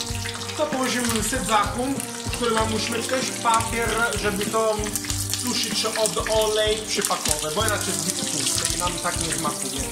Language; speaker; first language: Polish; non-native, learner; Italian